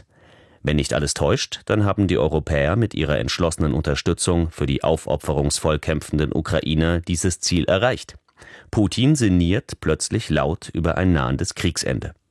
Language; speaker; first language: German; native; German